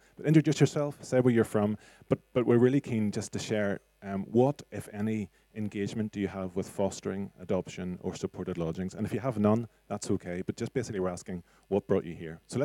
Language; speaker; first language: English; native; English